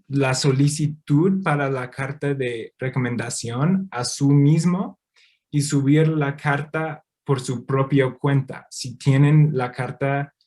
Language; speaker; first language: Spanish; non-native, fluent; English